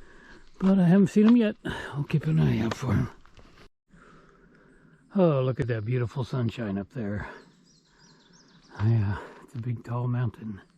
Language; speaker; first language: English; native; English